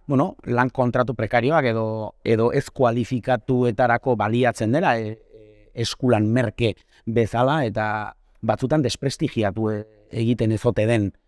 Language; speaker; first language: Basque; native; Basque